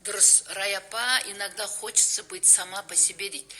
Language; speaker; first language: Russian; non-native, local second language; Kazakh